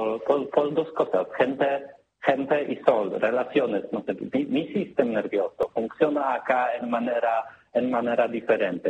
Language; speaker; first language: Spanish; non-native, learner; Polish